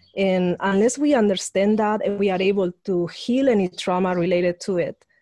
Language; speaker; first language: English; non-native, fluent; Spanish